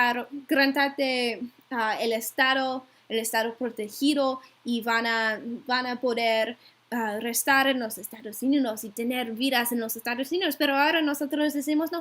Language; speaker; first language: Spanish; non-native, learner; English